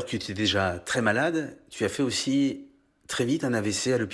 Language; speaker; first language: French; native; French